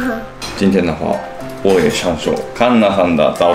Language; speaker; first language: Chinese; non-native, fluent; Japanese